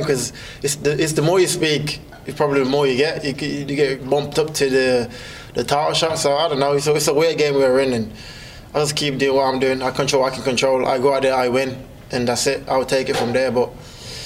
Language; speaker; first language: English; native; English